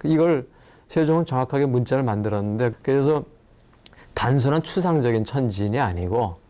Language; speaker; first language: Korean; native; Korean